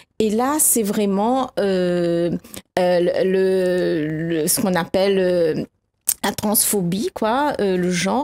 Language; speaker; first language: French; native; French